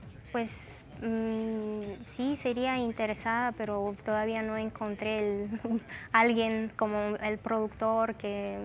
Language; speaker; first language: Spanish; non-native, fluent; Romanian